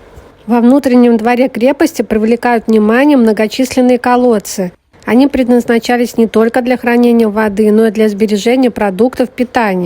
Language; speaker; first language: Russian; native; Russian